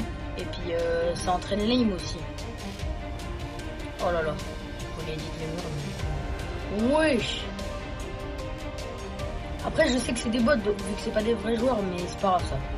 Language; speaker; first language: French; native; French